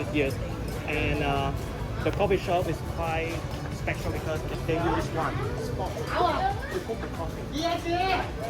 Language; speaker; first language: English; non-native, learner; Vietnamese